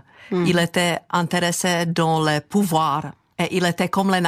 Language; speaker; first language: French; non-native, fluent; Czech